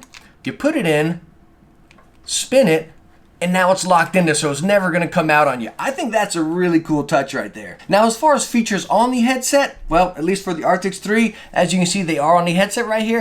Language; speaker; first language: English; native; English